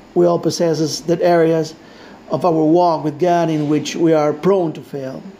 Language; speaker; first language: English; non-native, fluent; Spanish